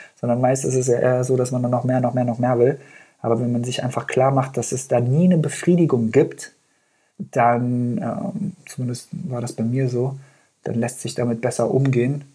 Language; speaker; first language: German; early bilingual, other home language; Persian